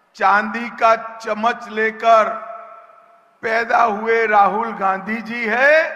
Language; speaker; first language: Hindi; non-native, local second language; Gujarati